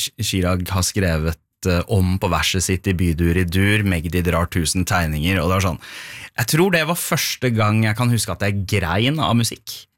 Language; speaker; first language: Norwegian; early bilingual, other home language; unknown